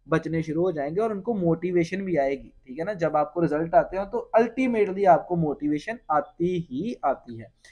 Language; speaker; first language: Hindi; non-native, local second language; Punjabi